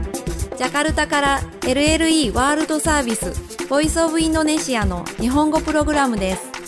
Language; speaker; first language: Japanese; non-native, fluent; Indonesian